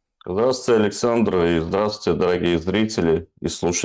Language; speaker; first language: Russian; native; Russian